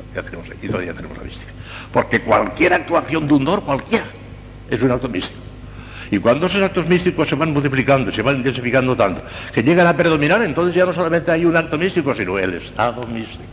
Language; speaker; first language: Spanish; native; Spanish